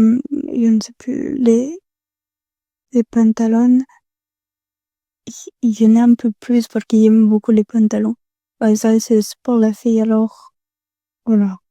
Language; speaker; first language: French; non-native, learner; Spanish